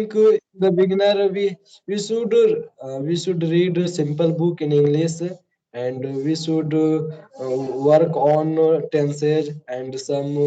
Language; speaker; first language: English; non-native, learner; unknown